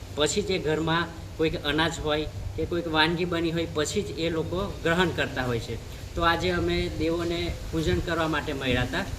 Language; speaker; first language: Gujarati; non-native, local second language; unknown